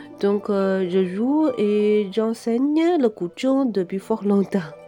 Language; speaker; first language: French; non-native, fluent; Chinese